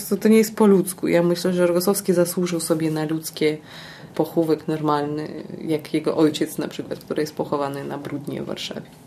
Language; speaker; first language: Polish; non-native, fluent; Russian